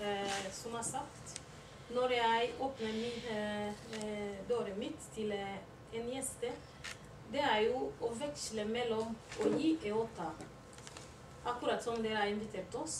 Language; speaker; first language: Norwegian; non-native, learner; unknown